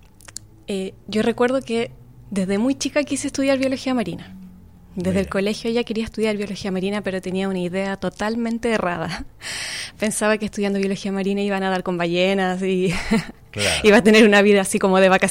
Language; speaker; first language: Spanish; native; Spanish